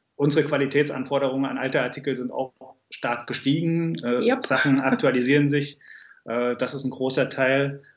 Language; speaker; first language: German; native; German